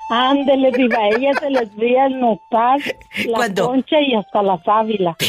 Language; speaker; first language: Spanish; native; Spanish